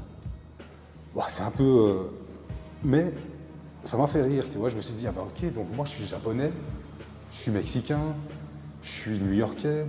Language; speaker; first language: French; native; French